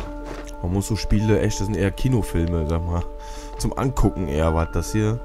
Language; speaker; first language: German; native; German